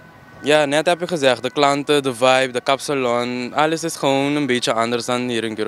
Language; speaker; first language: Dutch; non-native, local second language; Papiamento